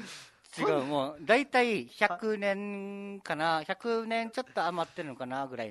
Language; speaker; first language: Japanese; native; Japanese